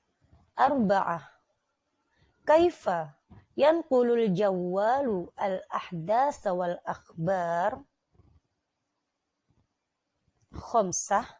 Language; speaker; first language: Arabic; non-native, fluent; Indonesian